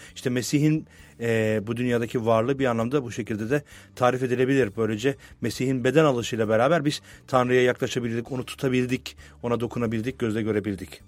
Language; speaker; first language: Turkish; native; Turkish